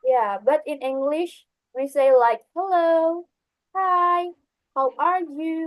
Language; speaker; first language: English; non-native, learner; Indonesian